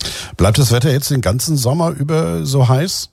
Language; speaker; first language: German; native; German